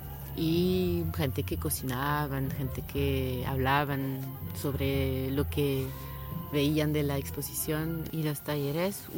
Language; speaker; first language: Spanish; non-native, fluent; French